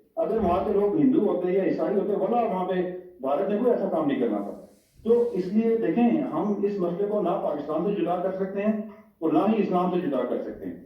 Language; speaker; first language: Urdu; non-native, local second language; Pahari-Potwari